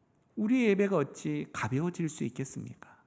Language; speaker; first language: Korean; native; Korean